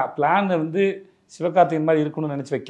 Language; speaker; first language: Tamil; native; Tamil